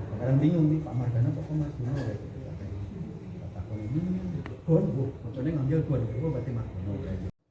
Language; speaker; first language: Indonesian; non-native, local second language; Sundanese